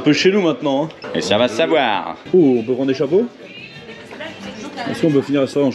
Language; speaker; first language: French; native; French